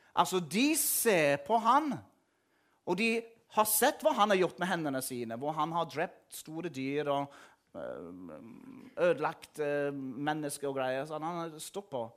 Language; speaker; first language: Norwegian; non-native, fluent; English